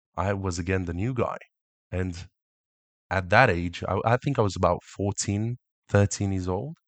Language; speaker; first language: English; early bilingual, other home language; Romanian